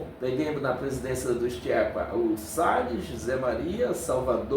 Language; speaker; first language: Portuguese; native; Portuguese